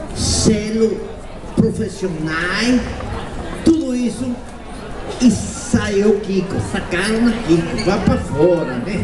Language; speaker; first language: Portuguese; non-native, learner; Spanish